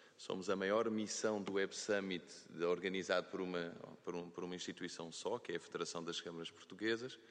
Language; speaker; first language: Portuguese; native; Portuguese